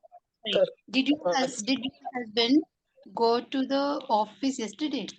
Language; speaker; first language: English; non-native, learner; Hindi